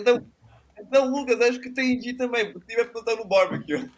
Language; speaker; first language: Portuguese; non-native, fluent; Italian